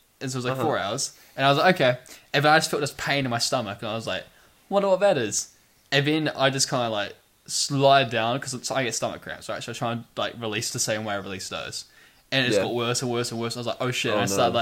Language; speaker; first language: English; native; English